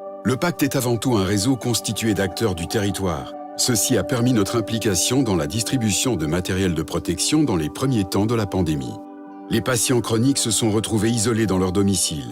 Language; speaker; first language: French; native; French